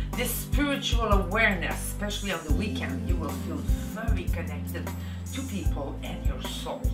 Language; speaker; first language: English; native; English